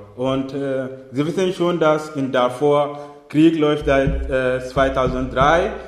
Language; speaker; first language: German; non-native, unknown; Arabic